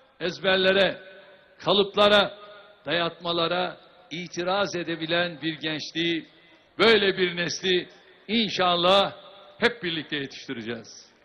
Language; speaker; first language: Turkish; native; Turkish